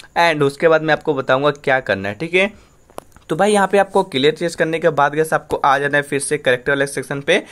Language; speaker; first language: Hindi; native; Hindi